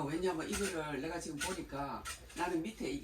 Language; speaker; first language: Korean; native; Korean